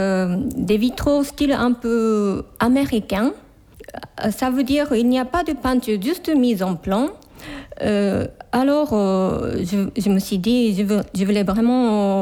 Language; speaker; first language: French; non-native, fluent; Japanese